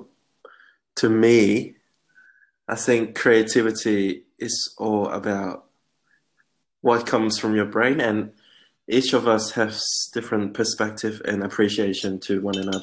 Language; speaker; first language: English; non-native, local second language; Cantonese